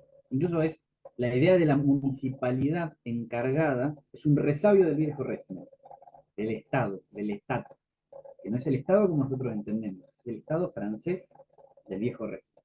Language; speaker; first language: Spanish; native; Spanish